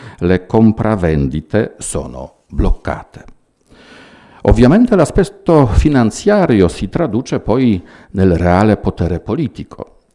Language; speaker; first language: Italian; non-native, fluent; Polish